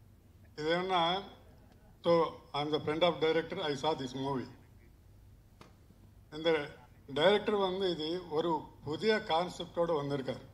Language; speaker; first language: Tamil; non-native, learner; Telugu